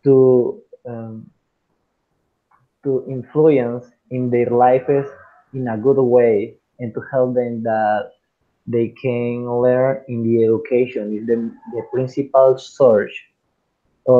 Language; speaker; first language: English; non-native, fluent; Spanish